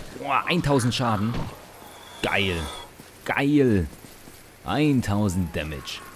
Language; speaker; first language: German; early bilingual, other home language; Ukrainian